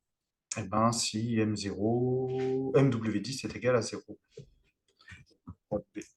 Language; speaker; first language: French; native; French